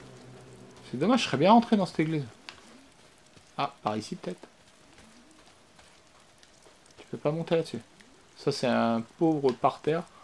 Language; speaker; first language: French; native; French